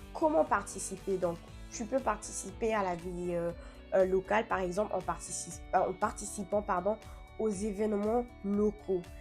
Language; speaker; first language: French; non-native, fluent; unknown